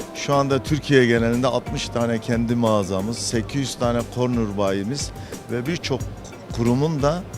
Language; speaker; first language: Turkish; native; Turkish